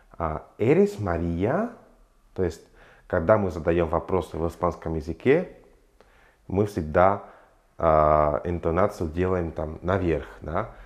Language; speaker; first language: Russian; non-native, fluent; Spanish